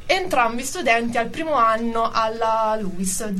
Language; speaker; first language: Italian; native; Italian